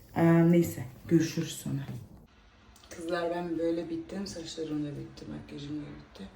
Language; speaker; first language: Turkish; early bilingual, heritage; Turkish